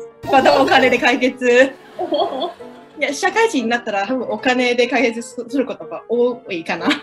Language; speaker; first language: Japanese; non-native, fluent; Cantonese